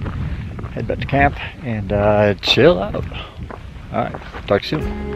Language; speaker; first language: English; native; English